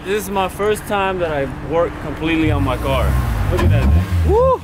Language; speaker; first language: English; native; English